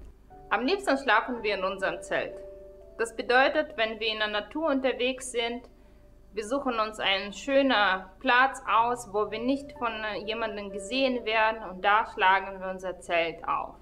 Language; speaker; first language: German; non-native, fluent; Russian